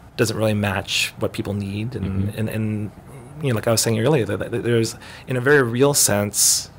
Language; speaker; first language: English; native; English